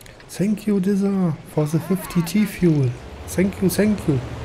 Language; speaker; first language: English; non-native, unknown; German